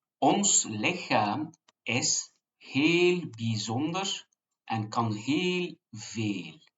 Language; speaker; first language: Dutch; non-native, fluent; Turkish